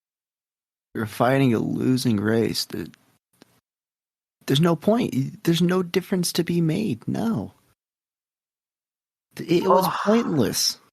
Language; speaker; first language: English; native; English